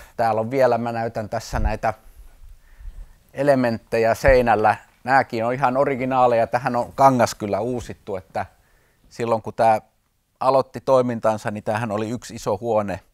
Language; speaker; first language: Finnish; native; Finnish